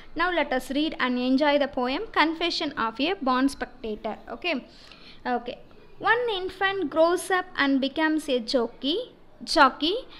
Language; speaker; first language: English; non-native, local second language; Tamil